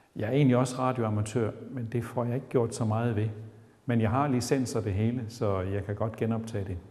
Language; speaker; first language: Danish; native; Danish